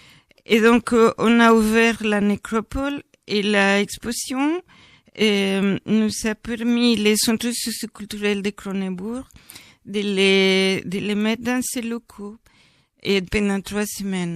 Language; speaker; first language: French; non-native, fluent; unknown